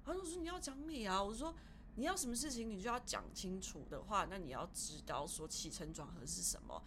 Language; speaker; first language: Chinese; early bilingual, heritage; Chinese